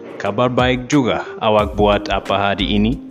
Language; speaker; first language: Indonesian; non-native, learner; Arabic